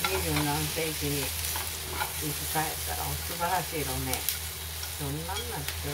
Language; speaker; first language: Japanese; native; Japanese